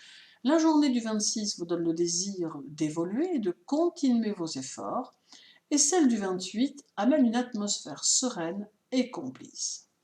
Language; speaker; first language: French; native; French